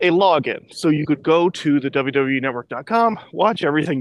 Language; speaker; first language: English; native; English